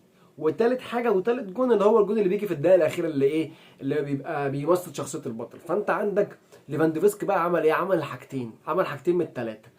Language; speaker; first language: Arabic; native; Arabic